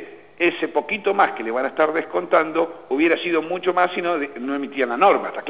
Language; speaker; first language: Spanish; native; Spanish